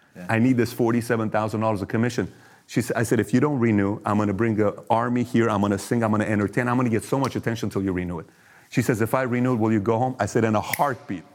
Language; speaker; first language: English; early bilingual, other home language; Persian